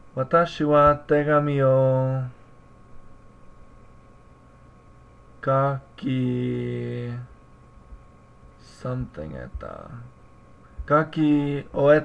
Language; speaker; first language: Japanese; non-native, learner; English